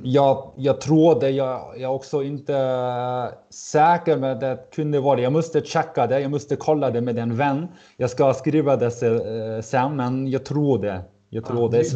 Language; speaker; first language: Swedish; non-native, learner; German